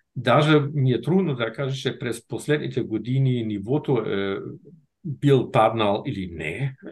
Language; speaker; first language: Bulgarian; non-native, fluent; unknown